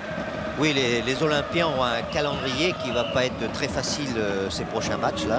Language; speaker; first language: French; native; French